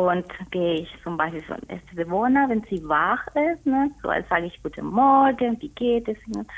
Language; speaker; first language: German; non-native, learner; Spanish